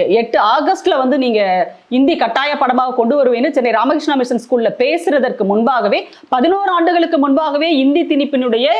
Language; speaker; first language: Tamil; native; Tamil